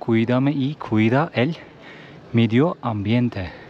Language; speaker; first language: Spanish; non-native, learner; Turkish